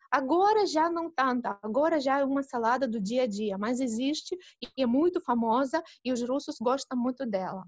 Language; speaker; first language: Portuguese; non-native, fluent; Russian